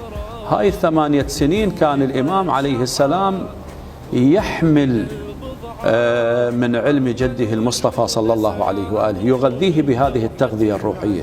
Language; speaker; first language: Arabic; native; Arabic